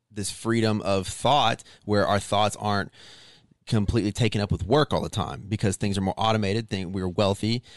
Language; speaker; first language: English; native; English